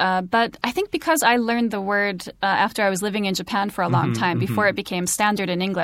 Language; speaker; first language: English; native; English